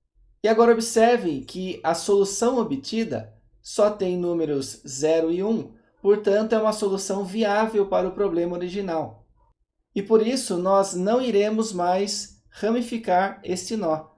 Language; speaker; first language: Portuguese; native; Portuguese